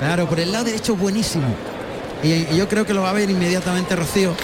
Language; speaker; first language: Spanish; native; Spanish